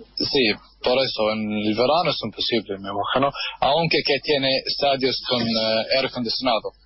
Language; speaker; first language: Spanish; non-native, learner; Arabic